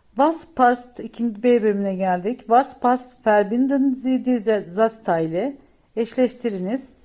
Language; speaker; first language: Turkish; native; Turkish